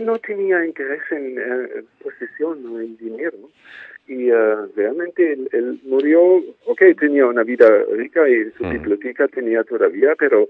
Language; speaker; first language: Spanish; non-native, fluent; German